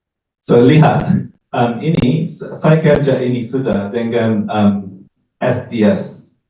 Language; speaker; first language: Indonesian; non-native, learner; English